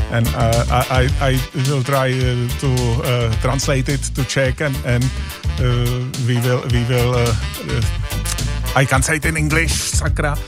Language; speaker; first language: English; non-native, learner; Czech